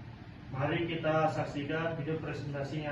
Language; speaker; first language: Indonesian; native; Indonesian